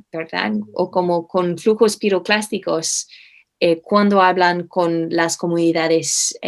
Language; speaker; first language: Spanish; non-native, fluent; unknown